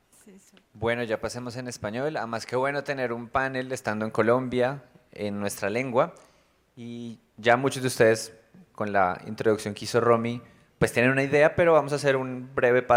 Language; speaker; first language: Spanish; native; Spanish